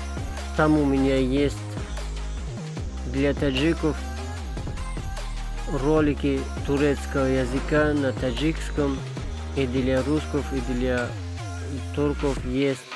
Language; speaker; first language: Russian; non-native, fluent; Tajik